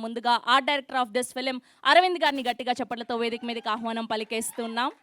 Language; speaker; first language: Telugu; native; Telugu